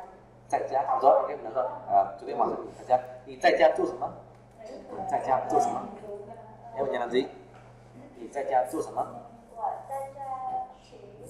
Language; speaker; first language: Chinese; non-native, fluent; Vietnamese